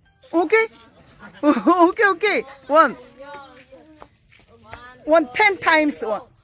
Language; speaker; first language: English; non-native, learner; Korean